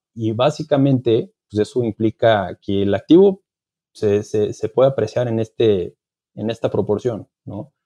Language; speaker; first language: Spanish; non-native, fluent; Portuguese